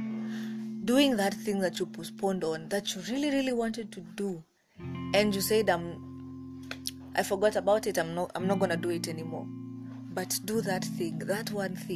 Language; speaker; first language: English; non-native, local second language; Kikuyu